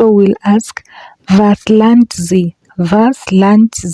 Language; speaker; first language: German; non-native, learner; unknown